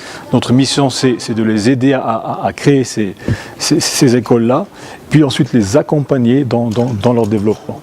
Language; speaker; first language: French; non-native, local second language; Arabic